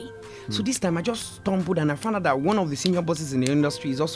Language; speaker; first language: English; non-native, local second language; Yoruba